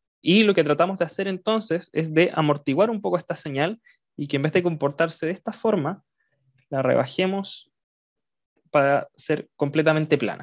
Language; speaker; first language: Spanish; native; Spanish